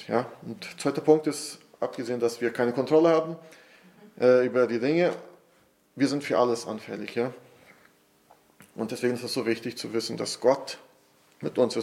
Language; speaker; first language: German; non-native, fluent; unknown